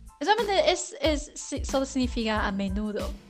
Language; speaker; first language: Spanish; non-native, learner; Chinese